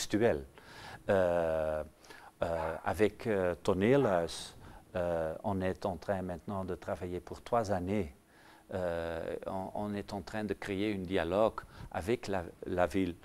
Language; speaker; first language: French; non-native, local second language; Dutch